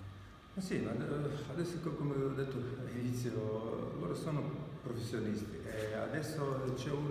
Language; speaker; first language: Italian; non-native, fluent; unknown